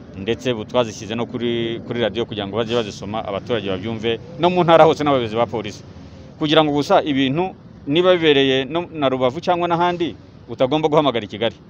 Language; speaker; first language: Kinyarwanda; native; Kinyarwanda